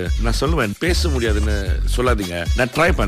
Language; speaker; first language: Tamil; non-native, local second language; English